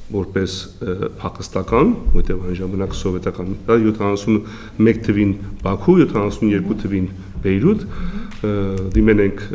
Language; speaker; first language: Armenian; native; Armenian